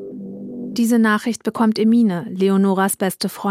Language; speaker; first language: German; native; German